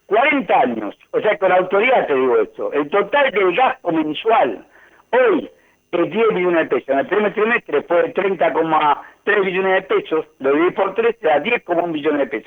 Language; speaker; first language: Spanish; native; Spanish